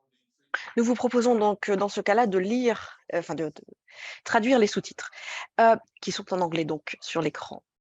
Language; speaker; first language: French; native; French